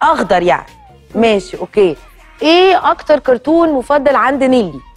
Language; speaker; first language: Arabic; native; Arabic